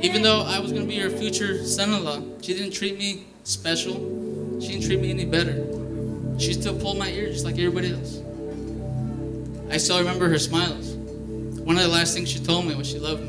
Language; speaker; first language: English; early bilingual, other home language; Spanish